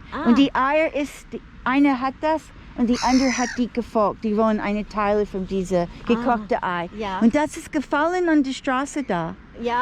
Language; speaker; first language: German; non-native, learner; English